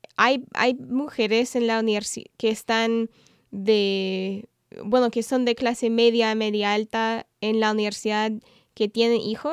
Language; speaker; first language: Spanish; non-native, fluent; English